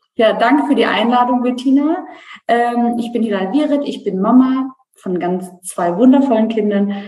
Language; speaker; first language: German; early bilingual, other home language; Turkish